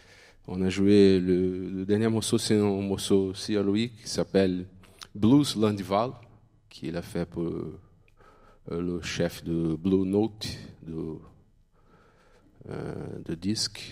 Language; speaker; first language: French; non-native, fluent; Portuguese